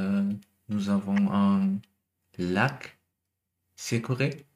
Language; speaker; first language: French; non-native, learner; German